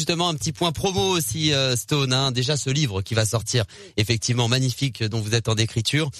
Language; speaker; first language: French; native; French